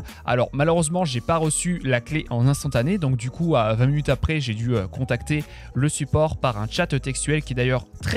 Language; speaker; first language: French; native; French